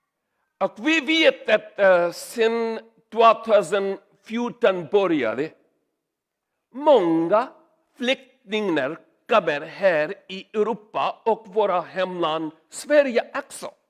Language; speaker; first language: Swedish; non-native, learner; Urdu